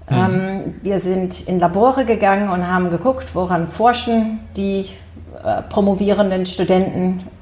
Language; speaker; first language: German; early bilingual, heritage; German